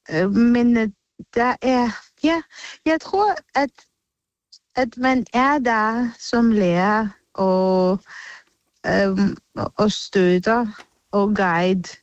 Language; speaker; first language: Danish; non-native, fluent; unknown